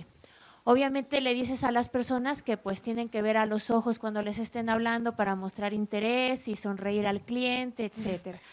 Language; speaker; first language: Spanish; native; Spanish